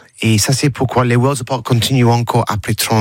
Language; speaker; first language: French; non-native, learner; English